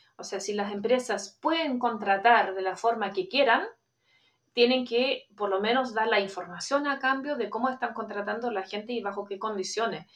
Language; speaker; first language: Spanish; non-native, fluent; German